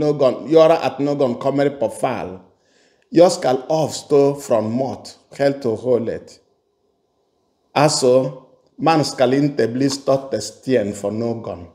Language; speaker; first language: Swedish; non-native, fluent; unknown